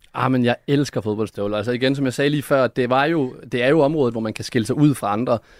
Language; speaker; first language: Danish; early bilingual, other home language; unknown